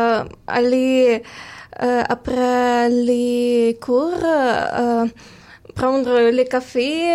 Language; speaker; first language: French; non-native, fluent; Ukrainian